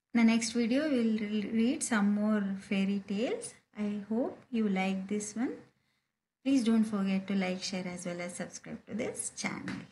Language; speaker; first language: English; non-native, local second language; Kannada